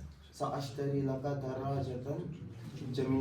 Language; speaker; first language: Arabic; non-native, learner; Urdu